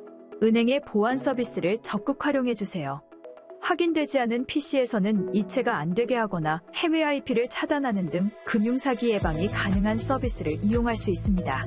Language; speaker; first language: Korean; native; Korean